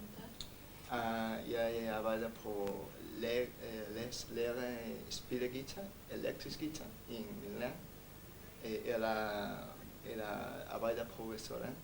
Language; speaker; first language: Danish; non-native, learner; Spanish